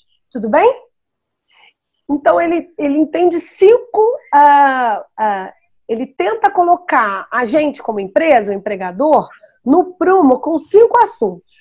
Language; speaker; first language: Portuguese; native; Portuguese